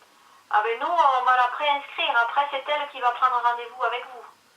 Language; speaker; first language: French; native; French